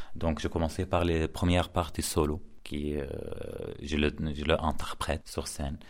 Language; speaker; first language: French; non-native, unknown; Arabic